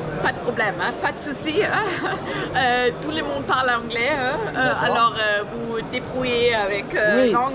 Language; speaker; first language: French; non-native, fluent; German